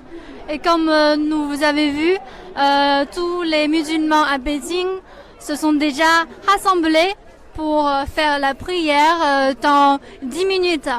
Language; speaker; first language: French; non-native, fluent; Chinese